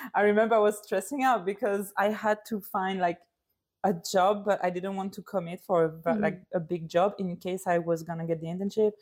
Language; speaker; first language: English; non-native, fluent; French